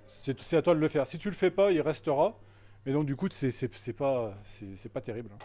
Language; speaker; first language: French; native; French